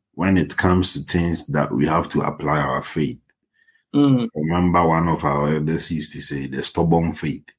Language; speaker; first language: English; non-native, local second language; Akan